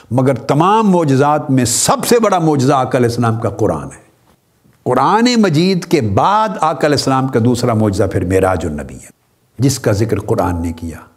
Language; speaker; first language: Urdu; native; Urdu